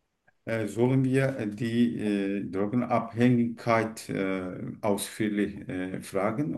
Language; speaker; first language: German; non-native, fluent; Turkish